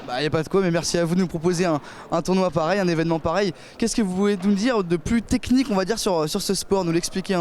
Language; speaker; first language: French; native; French